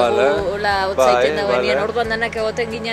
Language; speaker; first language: Basque; native; Basque